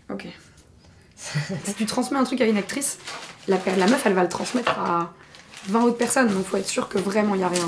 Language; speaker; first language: French; native; French